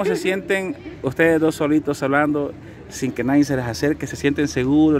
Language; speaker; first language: Spanish; native; Spanish